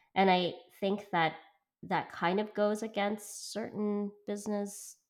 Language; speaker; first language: English; native; English